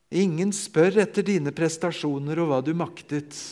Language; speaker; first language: Norwegian; native; Norwegian